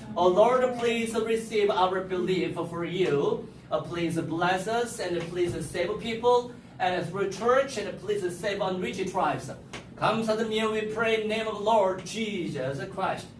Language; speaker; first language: English; non-native, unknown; Korean